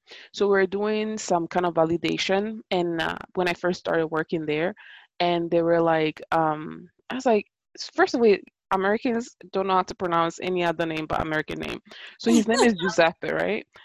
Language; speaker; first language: English; non-native, fluent; Italian